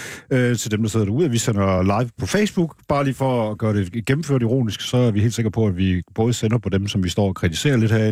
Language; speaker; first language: Danish; native; Danish